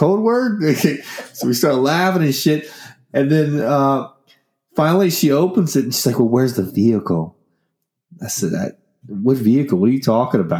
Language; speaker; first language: English; native; English